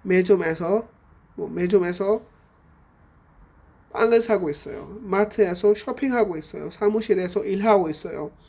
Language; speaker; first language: Korean; non-native, fluent; Urdu